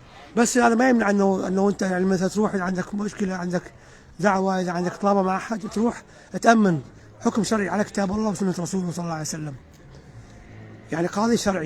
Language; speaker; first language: Arabic; native; Arabic